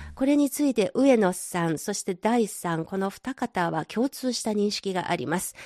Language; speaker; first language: Japanese; non-native, fluent; Chinese